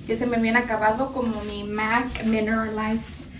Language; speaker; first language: Spanish; early bilingual, heritage; Spanish